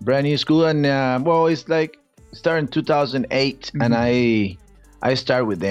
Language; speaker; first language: English; non-native, fluent; Spanish